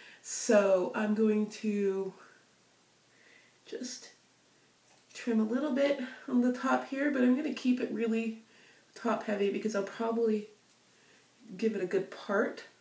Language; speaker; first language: English; native; English